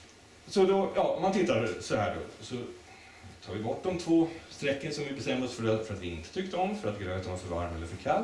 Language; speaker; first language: Swedish; native; Swedish